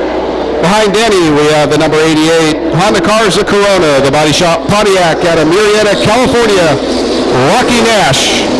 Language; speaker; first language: English; native; English